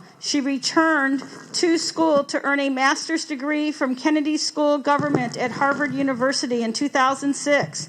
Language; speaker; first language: English; native; English